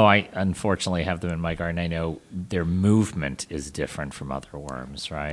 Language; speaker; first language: English; native; English